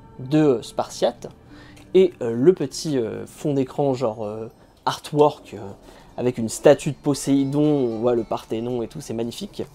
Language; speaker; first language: French; native; French